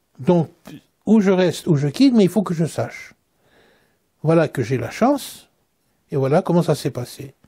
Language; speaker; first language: French; native; French